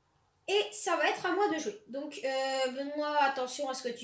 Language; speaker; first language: French; native; French